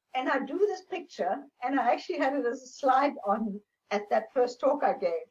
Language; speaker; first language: English; non-native, local second language; German